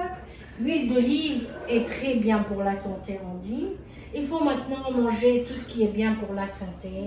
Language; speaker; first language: French; non-native, fluent; Arabic